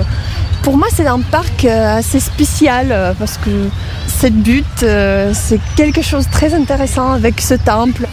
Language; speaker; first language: French; non-native, fluent; Russian